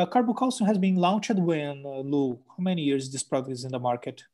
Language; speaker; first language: English; non-native, fluent; Portuguese